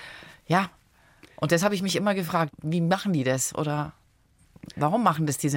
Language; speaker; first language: German; early bilingual, other home language; Italian